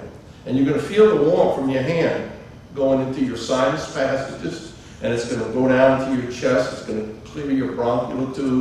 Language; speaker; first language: English; native; English